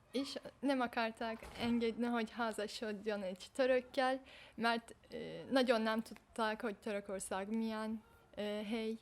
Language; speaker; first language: Hungarian; early bilingual, heritage; Turkish